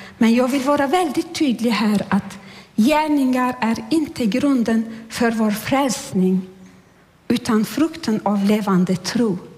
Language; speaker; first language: Swedish; non-native, fluent; Turkish